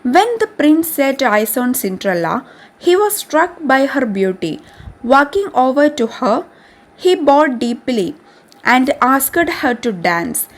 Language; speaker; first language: English; non-native, local second language; Malayalam